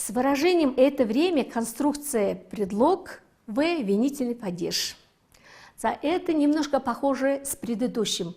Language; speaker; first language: Russian; non-native, fluent; Mongolian